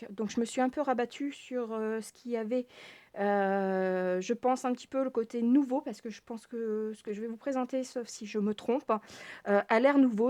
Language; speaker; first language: French; native; French